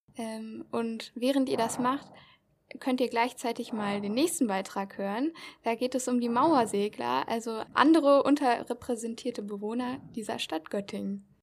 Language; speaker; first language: German; native; German